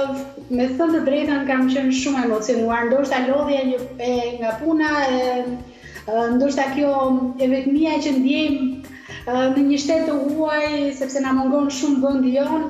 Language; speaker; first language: Albanian; native; Albanian